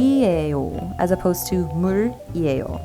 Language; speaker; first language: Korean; non-native, fluent; English